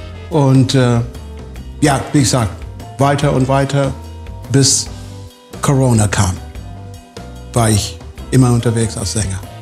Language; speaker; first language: German; non-native, fluent; English